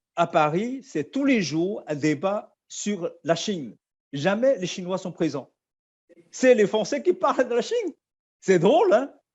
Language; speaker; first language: French; non-native, fluent; Chinese